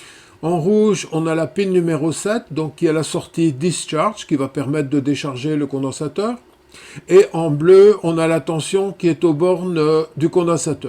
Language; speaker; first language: French; native; French